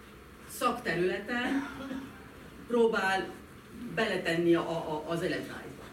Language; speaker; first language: Hungarian; non-native, fluent; French